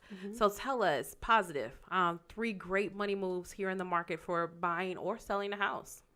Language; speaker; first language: English; native; English